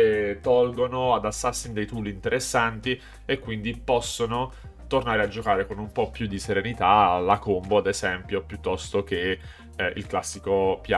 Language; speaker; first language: Italian; native; Italian